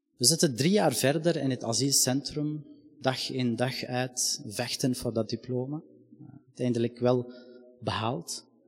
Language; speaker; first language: Dutch; non-native, fluent; Arabic